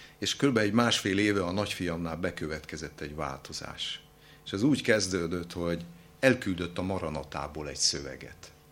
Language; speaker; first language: Hungarian; native; Hungarian